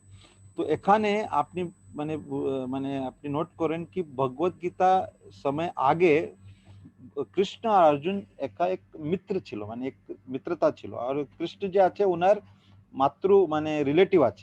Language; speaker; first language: Bangla; non-native, learner; Hindi